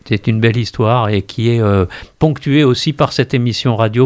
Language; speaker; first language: French; native; French